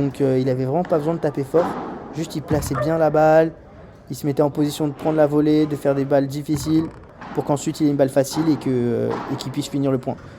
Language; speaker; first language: French; native; French